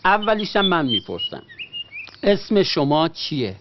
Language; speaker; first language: Persian; native; Persian